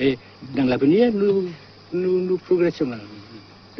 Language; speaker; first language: French; non-native, fluent; Vietnamese